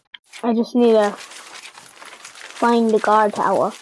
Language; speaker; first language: English; native; English